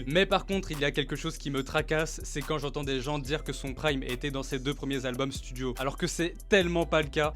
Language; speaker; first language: French; native; French